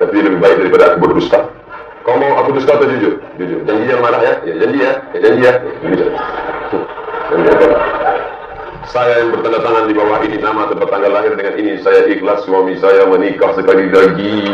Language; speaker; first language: Indonesian; non-native, local second language; Malay